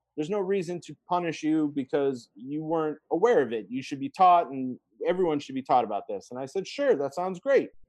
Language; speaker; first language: English; native; English